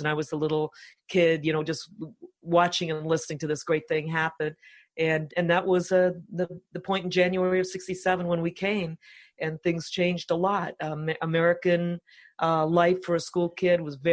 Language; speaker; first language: English; early bilingual, other home language; Finnish